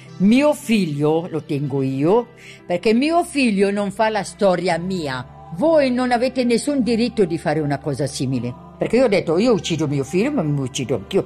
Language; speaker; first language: Italian; non-native, local second language; German